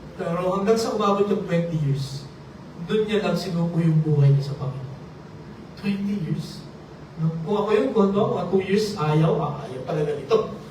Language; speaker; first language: Filipino; non-native, local second language; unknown